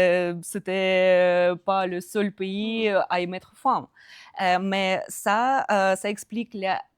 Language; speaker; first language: French; non-native, fluent; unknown